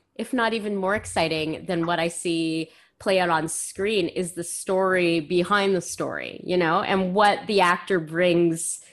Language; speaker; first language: English; native; English